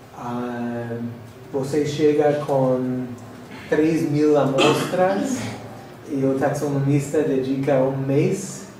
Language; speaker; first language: Portuguese; non-native, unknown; English